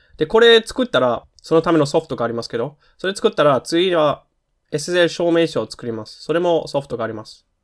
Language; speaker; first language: Japanese; non-native, fluent; German